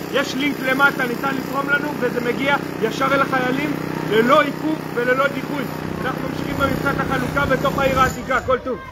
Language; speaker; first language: Hebrew; native; Hebrew